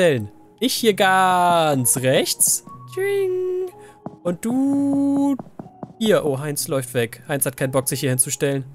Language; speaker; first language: German; native; German